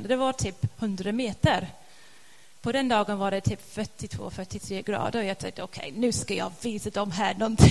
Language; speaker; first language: Swedish; non-native, fluent; English